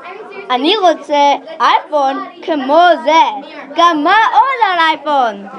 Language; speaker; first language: Hebrew; non-native, learner; English